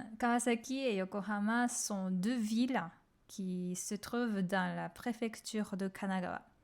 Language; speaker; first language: French; non-native, fluent; Japanese